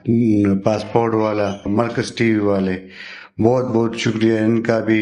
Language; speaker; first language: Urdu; non-native, local second language; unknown